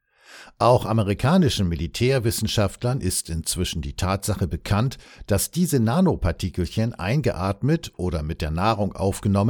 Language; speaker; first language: German; native; German